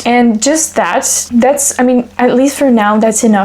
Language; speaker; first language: English; non-native, fluent; French